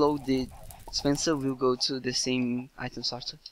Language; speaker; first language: English; non-native, fluent; Portuguese